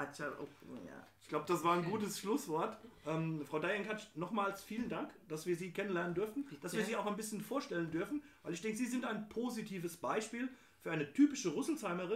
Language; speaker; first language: German; native; German